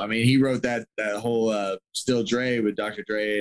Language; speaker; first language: English; native; English